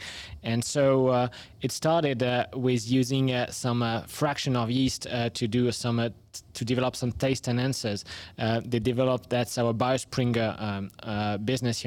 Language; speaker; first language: English; non-native, fluent; French